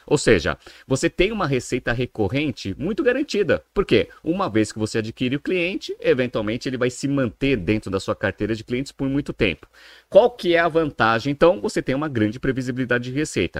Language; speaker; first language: Portuguese; native; Portuguese